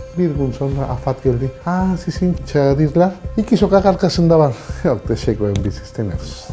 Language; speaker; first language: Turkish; non-native, learner; Spanish